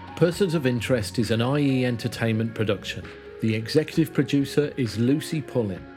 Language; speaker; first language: English; native; English